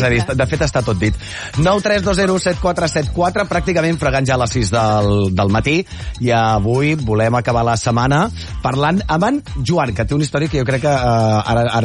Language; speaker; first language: Catalan; native; Catalan